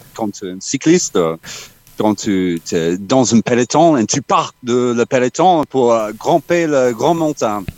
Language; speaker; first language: French; non-native, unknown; English